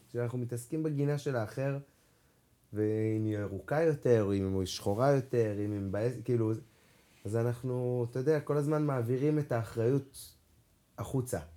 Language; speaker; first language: Hebrew; non-native, local second language; Arabic